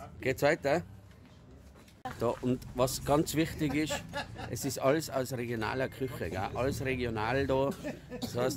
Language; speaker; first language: German; native; German